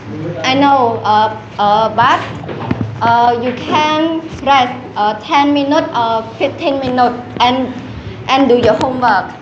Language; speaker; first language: English; non-native, learner; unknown